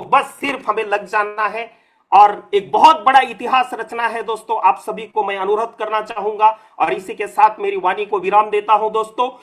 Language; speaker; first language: Hindi; non-native, local second language; Marathi